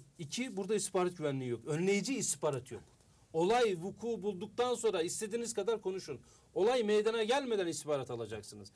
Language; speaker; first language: Turkish; native; Turkish